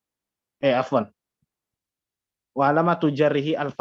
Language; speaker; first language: Arabic; non-native, fluent; Indonesian